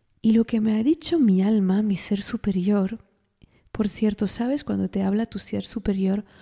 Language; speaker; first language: Spanish; non-native, fluent; French